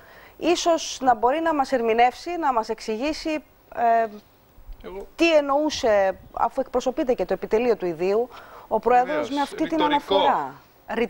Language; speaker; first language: Greek; native; Greek